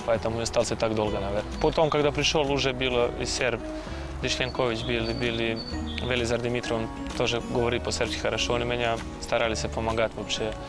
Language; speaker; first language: Russian; non-native, learner; Serbian